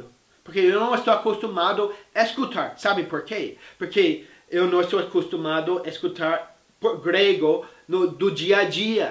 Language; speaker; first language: Portuguese; non-native, fluent; English